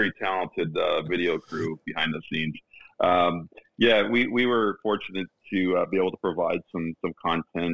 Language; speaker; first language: English; native; English